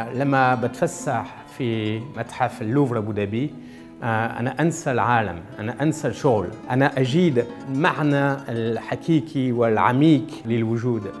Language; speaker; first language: Arabic; non-native, fluent; French